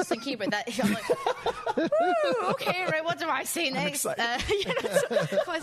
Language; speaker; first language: English; native; English